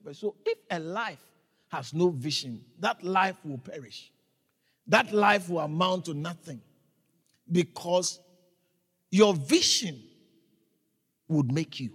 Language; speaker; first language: English; non-native, local second language; Akan